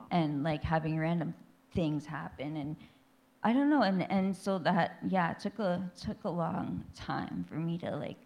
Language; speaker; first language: English; native; English